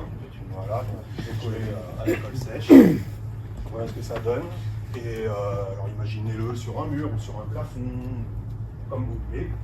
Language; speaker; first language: French; native; French